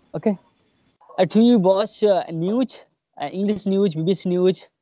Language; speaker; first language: English; non-native, learner; Hindi